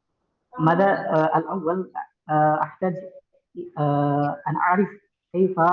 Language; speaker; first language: Arabic; non-native, learner; Indonesian